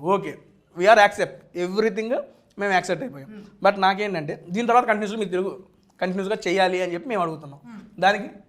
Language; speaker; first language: Telugu; native; Telugu